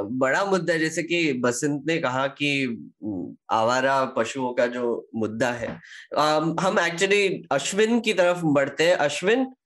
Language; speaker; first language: Hindi; native; Hindi